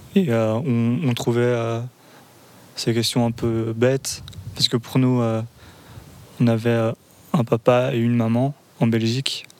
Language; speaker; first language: French; native; French